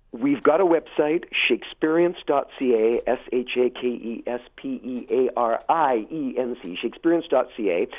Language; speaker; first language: English; native; English